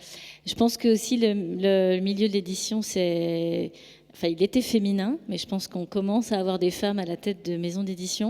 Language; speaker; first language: French; native; French